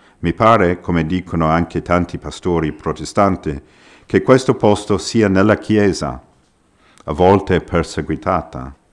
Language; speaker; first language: Italian; non-native, fluent; English